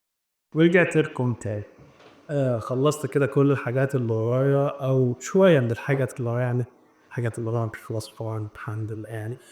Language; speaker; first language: Arabic; native; Arabic